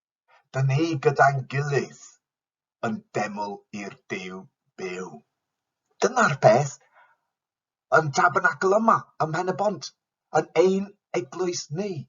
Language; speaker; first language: Welsh; non-native, fluent; English